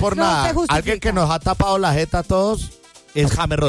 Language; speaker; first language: Spanish; native; Spanish